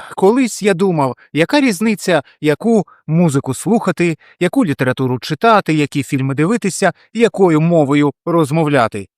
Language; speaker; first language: Ukrainian; non-native, local second language; Russian